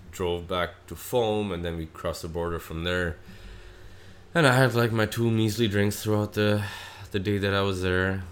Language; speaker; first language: English; native; English